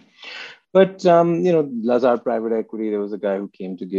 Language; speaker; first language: English; non-native, local second language; Hindi